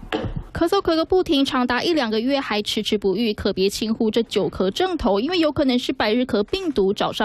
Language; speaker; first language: Chinese; native; Chinese